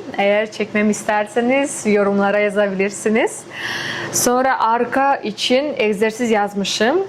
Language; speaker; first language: Turkish; non-native, fluent; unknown